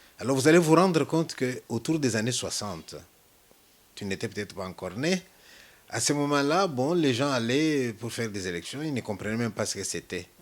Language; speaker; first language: French; non-native, local second language; Luba-Lulua